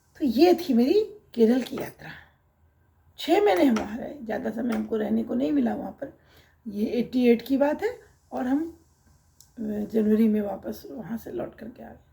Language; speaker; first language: Hindi; native; Hindi